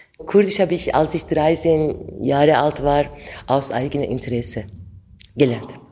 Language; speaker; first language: German; non-native, fluent; Turkish